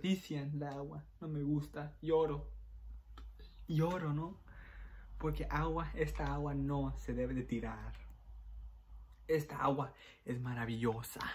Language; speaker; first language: Spanish; early bilingual, heritage; Spanish